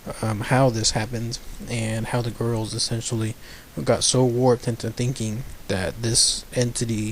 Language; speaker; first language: English; native; English